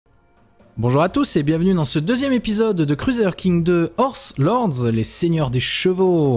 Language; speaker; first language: French; native; French